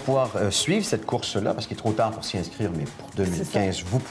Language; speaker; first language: French; native; French